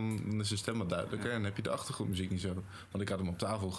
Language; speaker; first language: Dutch; native; Dutch